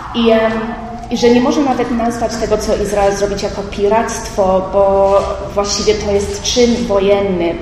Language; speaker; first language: Polish; early bilingual, heritage; Polish